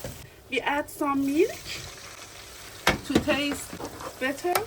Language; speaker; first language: English; non-native, fluent; Persian